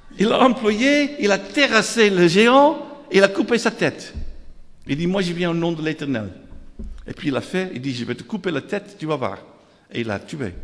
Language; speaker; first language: French; non-native, fluent; Dutch